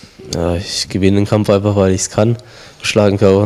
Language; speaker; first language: German; native; German